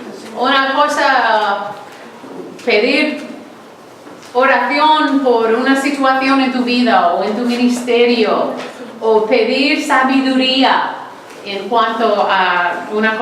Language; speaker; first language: Spanish; non-native, fluent; English